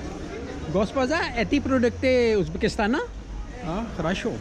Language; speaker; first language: Russian; non-native, learner; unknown